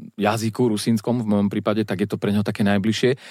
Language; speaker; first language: Slovak; native; Slovak